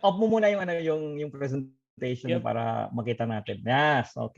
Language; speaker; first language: Filipino; non-native, fluent; Indonesian